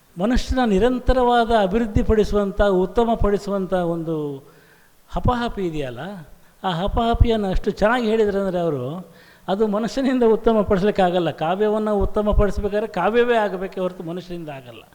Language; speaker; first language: Kannada; native; Kannada